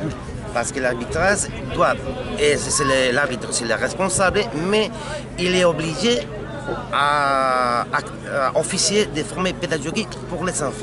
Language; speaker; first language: French; non-native, learner; Spanish